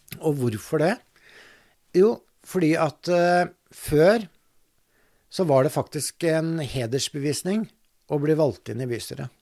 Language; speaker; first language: Norwegian; native; Norwegian